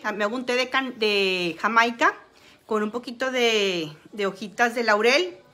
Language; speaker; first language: Spanish; native; Spanish